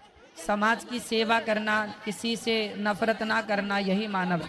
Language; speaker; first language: Hindi; native; Hindi